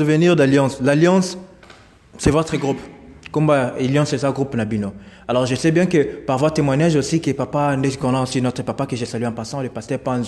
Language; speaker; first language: French; non-native, local second language; Lingala